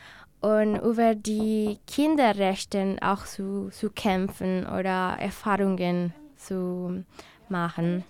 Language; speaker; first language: German; non-native, learner; Spanish